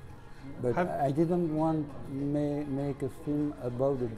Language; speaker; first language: English; non-native, learner; French